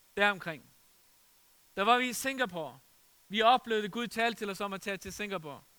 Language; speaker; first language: Danish; non-native, fluent; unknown